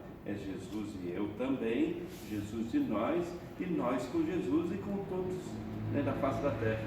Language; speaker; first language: Portuguese; native; Portuguese